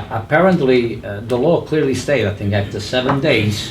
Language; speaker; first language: English; non-native, fluent; Italian